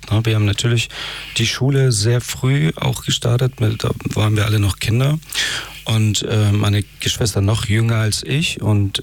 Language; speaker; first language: German; early bilingual, other home language; Persian